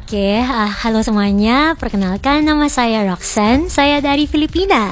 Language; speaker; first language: Indonesian; non-native, fluent; Filipino